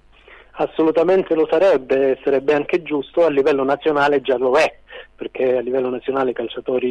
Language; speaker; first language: Italian; native; Italian